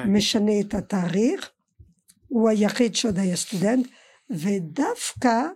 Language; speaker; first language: Hebrew; non-native, fluent; French